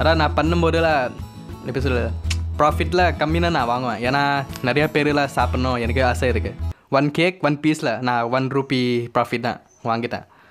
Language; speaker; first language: Tamil; non-native, learner; Thai